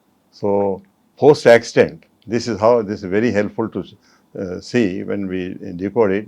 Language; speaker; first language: English; non-native, local second language; Telugu